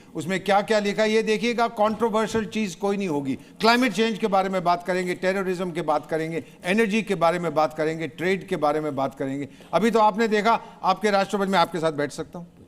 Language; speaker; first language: Hindi; native; Hindi